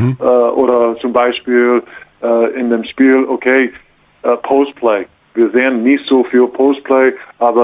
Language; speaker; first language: German; non-native, learner; English